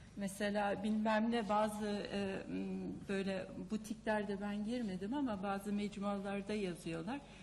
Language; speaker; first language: Turkish; non-native, fluent; Japanese